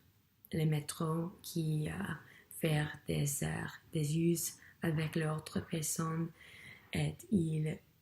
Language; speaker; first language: French; non-native, learner; English